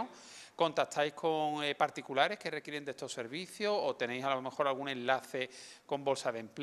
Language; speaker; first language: Spanish; native; Spanish